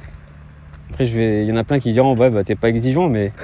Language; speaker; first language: French; native; French